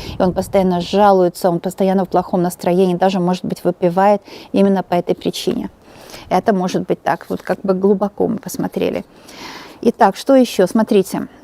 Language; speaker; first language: Russian; native; Russian